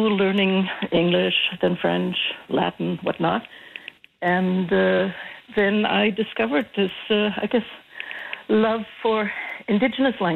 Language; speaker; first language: English; non-native, fluent; German